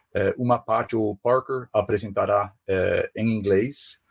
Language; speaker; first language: Portuguese; non-native, fluent; English